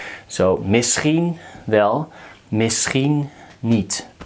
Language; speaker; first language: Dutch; non-native, fluent; English